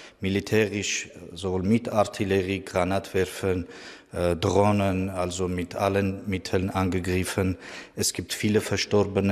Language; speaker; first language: German; non-native, fluent; Armenian